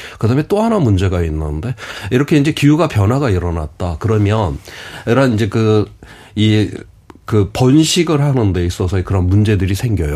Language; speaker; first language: Korean; native; Korean